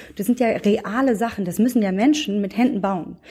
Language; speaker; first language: German; native; German